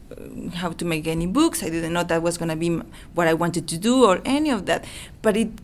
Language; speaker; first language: English; non-native, fluent; Spanish